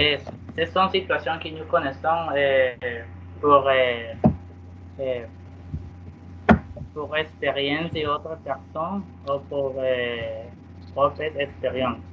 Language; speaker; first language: French; non-native, learner; Spanish